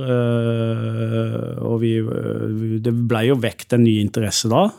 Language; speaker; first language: Norwegian; native; Norwegian